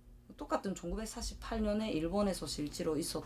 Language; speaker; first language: Korean; early bilingual, heritage; Japanese